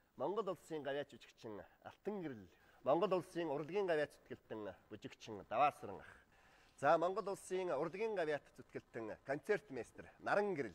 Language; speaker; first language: Mongolian; native; Mongolian